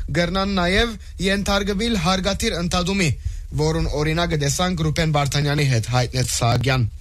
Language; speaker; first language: Armenian; early bilingual, heritage; Armenian